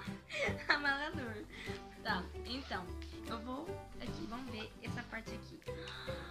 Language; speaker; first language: Portuguese; early bilingual, heritage; Portuguese